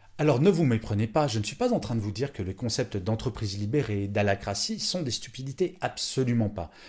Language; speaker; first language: French; native; French